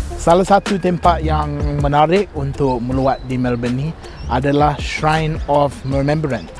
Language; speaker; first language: Malay; non-native, fluent; English